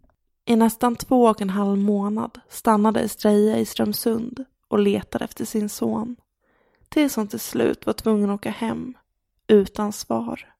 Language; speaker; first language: Swedish; native; Swedish